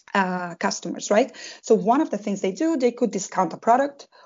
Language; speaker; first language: English; non-native, fluent; Spanish